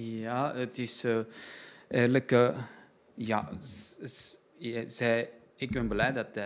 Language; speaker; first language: Dutch; non-native, learner; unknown